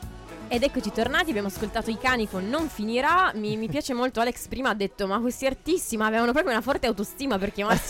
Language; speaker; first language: Italian; native; Italian